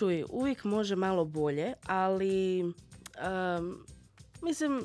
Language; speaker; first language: Serbian; native; Serbian